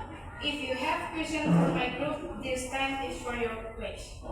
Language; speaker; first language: English; non-native, learner; Indonesian